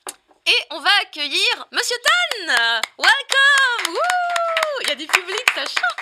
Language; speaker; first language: French; native; French